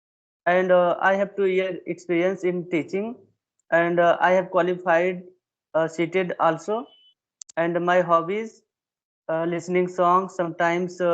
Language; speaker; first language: English; non-native, learner; Hindi